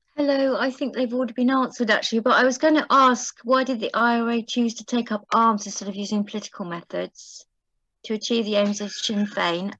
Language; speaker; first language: English; native; English